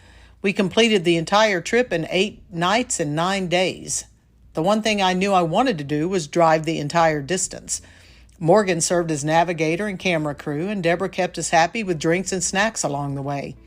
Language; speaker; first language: English; native; English